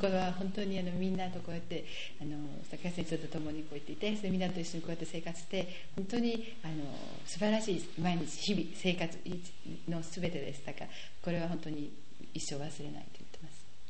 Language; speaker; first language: Japanese; native; Japanese